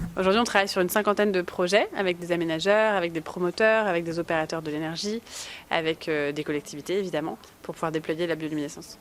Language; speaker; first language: French; native; French